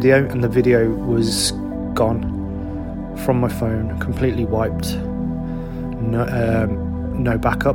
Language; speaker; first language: English; native; English